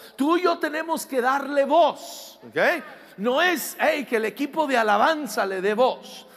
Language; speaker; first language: Spanish; non-native, fluent; English